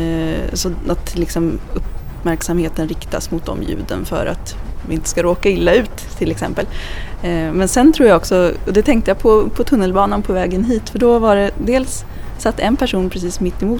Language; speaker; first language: Swedish; native; Swedish